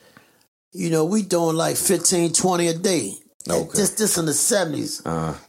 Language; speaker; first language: English; native; English